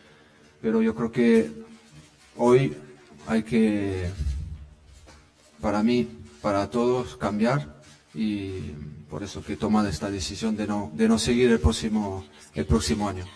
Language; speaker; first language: Spanish; non-native, fluent; French